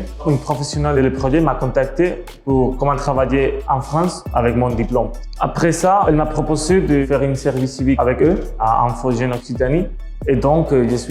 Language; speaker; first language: French; non-native, fluent; Spanish